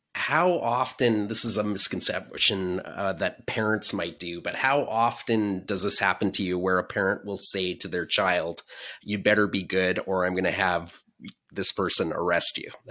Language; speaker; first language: English; native; English